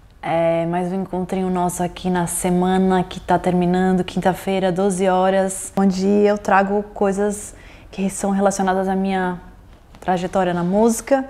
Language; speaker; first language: Portuguese; native; Portuguese